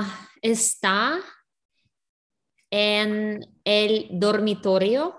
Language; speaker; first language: Spanish; non-native, learner; English